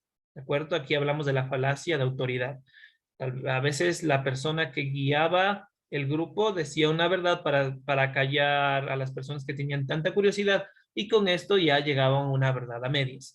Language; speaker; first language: Spanish; native; Spanish